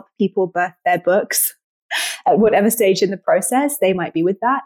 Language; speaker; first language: English; native; English